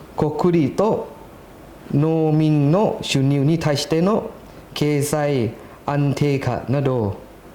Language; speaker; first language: Japanese; non-native, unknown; Thai